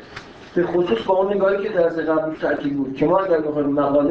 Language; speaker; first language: Persian; native; Persian